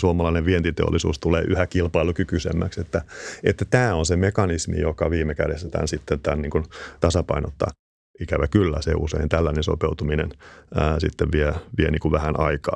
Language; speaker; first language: Finnish; native; Finnish